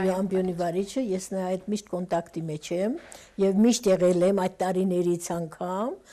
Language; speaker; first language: Armenian; early bilingual, heritage; Armenian